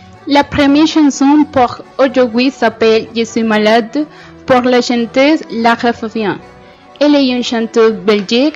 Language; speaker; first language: French; non-native, learner; Spanish